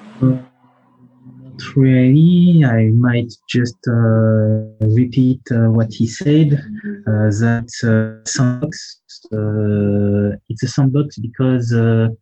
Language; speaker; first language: English; non-native, learner; French